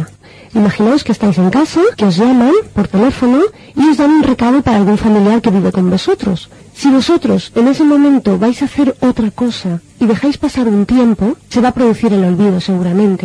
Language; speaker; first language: Spanish; native; Spanish